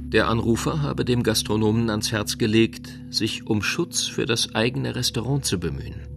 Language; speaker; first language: German; native; German